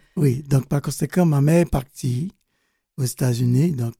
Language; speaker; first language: French; non-native, local second language; Haitian Creole